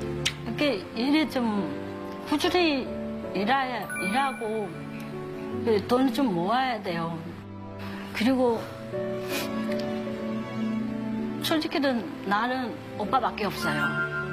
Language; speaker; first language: Korean; non-native, learner; Vietnamese